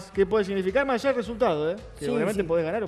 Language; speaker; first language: Spanish; native; Spanish